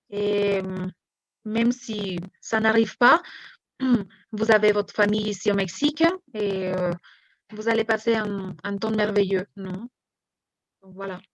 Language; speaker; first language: French; non-native, fluent; Spanish